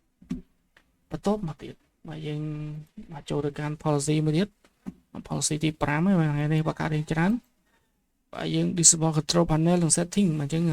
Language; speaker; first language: Khmer; native; Khmer